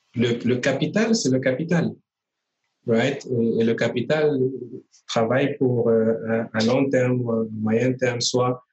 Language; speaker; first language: French; native; French